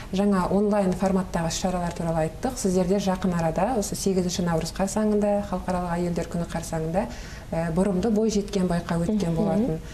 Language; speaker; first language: Kazakh; native; Kazakh